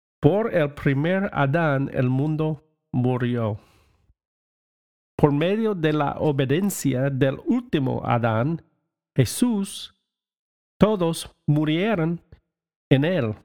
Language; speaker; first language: Spanish; non-native, learner; English